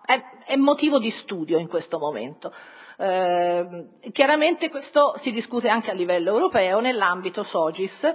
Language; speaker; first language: Italian; native; Italian